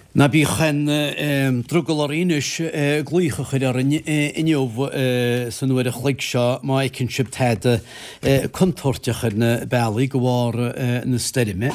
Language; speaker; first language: Irish; native; Irish